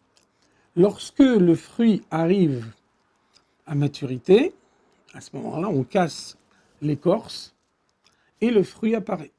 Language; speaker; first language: French; native; French